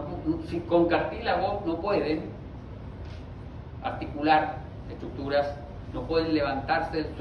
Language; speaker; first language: Spanish; native; Spanish